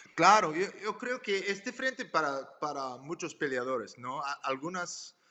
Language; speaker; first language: Spanish; early bilingual, heritage; Spanish